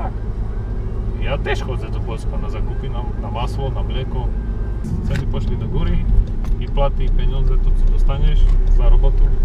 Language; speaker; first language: Polish; non-native, learner; Slovak